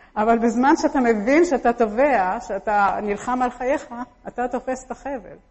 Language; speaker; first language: Hebrew; early bilingual, other home language; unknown